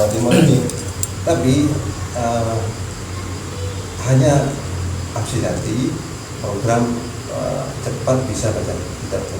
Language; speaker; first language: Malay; non-native, local second language; Javanese